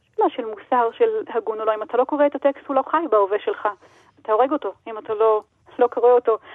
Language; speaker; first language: Hebrew; native; Hebrew